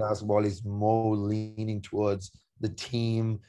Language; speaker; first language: English; non-native, local second language; Sinhala